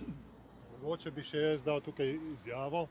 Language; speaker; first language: Slovenian; native; Slovenian